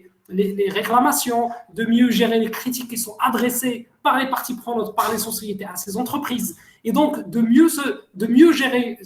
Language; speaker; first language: French; non-native, local second language; Arabic